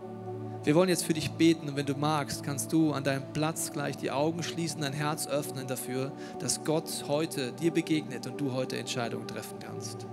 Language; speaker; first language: German; native; German